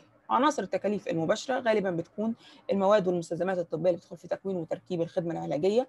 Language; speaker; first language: Arabic; native; Arabic